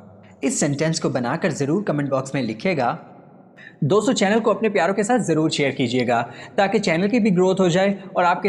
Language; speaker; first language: Urdu; native; Urdu